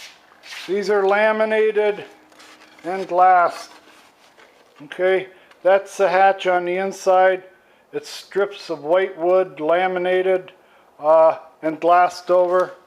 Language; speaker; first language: English; native; English